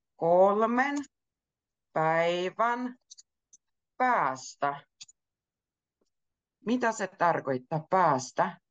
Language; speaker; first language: Finnish; native; Finnish